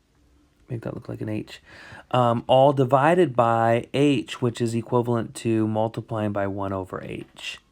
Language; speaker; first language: English; native; English